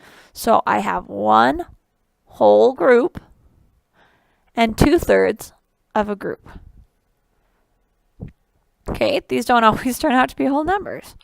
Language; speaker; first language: English; native; English